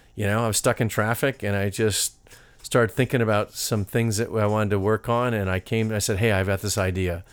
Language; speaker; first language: English; native; English